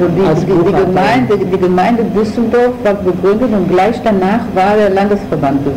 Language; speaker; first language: German; non-native, fluent; Hebrew